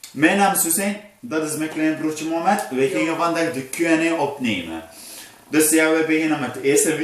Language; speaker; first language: Dutch; early bilingual, other home language; Arabic